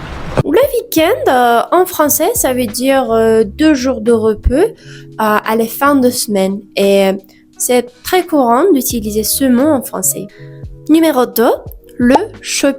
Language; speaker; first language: French; non-native, fluent; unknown